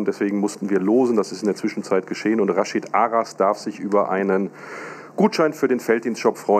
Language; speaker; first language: German; native; German